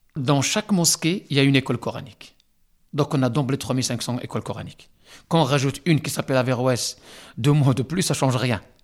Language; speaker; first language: French; non-native, local second language; Arabic